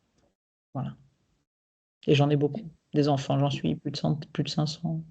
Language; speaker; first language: French; native; French